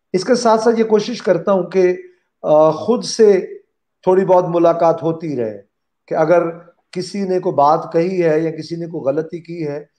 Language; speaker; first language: Urdu; non-native, local second language; Punjabi